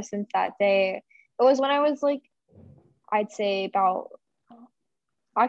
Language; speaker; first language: English; native; English